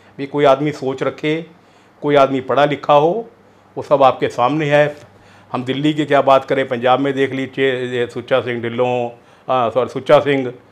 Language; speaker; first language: Hindi; non-native, local second language; Punjabi